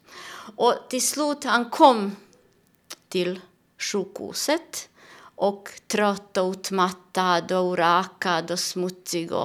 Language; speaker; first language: Swedish; non-native, learner; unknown